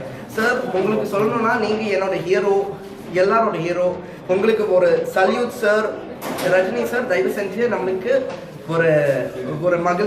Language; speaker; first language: Tamil; non-native, fluent; Swedish